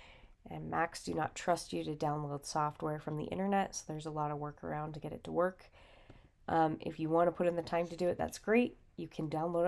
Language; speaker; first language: English; native; English